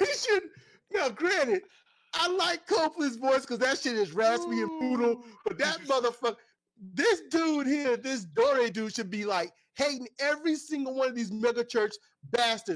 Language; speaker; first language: English; native; English